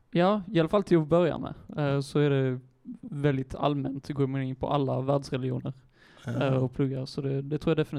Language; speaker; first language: Swedish; native; Swedish